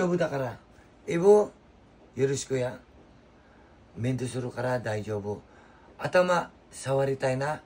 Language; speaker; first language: Japanese; non-native, learner; Filipino